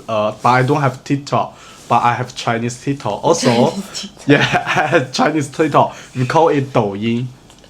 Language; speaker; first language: English; non-native, learner; Chinese